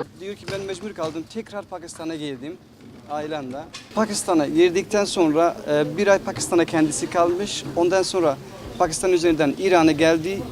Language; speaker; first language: Turkish; non-native, fluent; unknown